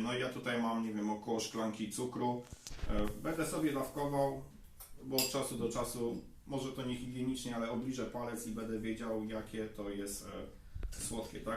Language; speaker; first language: Polish; native; Polish